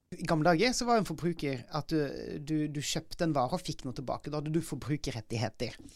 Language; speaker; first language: Norwegian; native; Norwegian